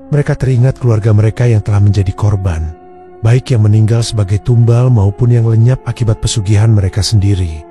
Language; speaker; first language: Indonesian; native; Indonesian